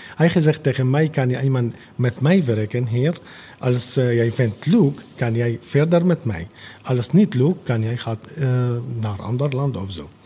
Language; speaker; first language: Dutch; non-native, learner; Arabic